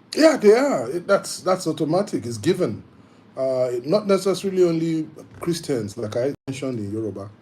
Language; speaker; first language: English; non-native, local second language; Yoruba